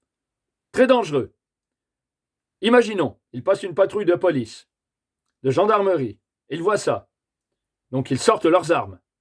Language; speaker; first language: French; native; French